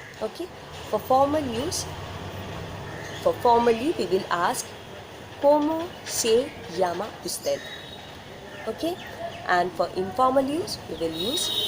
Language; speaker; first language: Spanish; non-native, fluent; Bangla